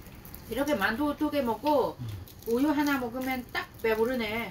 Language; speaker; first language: Korean; non-native, learner; Vietnamese